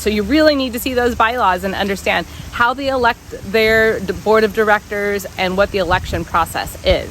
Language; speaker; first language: English; native; English